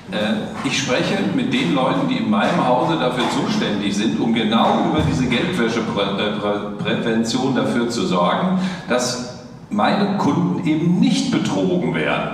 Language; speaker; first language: German; native; German